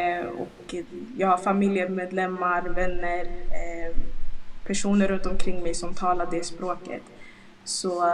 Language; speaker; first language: Swedish; early bilingual, other home language; Lingala